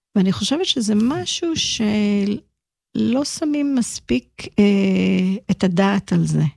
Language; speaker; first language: Hebrew; early bilingual, heritage; Hebrew